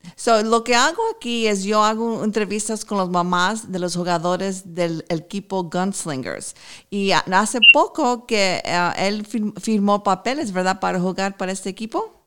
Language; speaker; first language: Spanish; early bilingual, heritage; Spanish